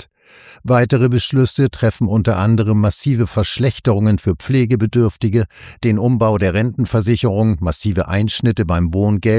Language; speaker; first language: German; native; German